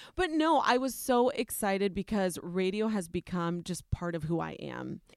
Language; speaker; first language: English; native; English